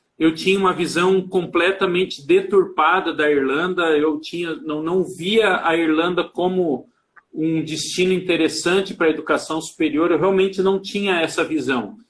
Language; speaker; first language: Portuguese; native; Portuguese